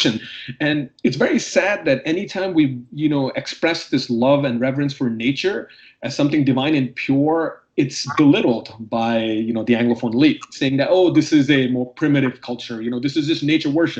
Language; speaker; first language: English; non-native, local second language; Hindi